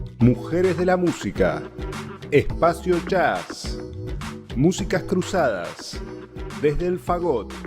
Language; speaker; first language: Spanish; native; Spanish